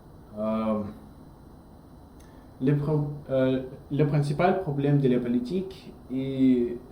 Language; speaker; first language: French; non-native, learner; English